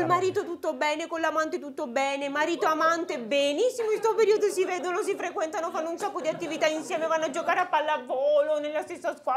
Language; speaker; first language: Italian; native; Italian